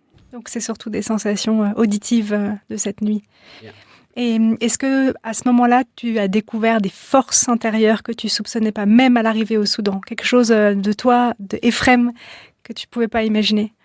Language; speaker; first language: French; native; French